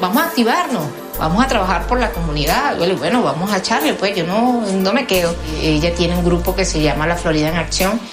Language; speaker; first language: Spanish; native; Spanish